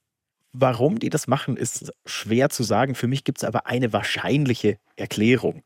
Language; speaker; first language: German; native; German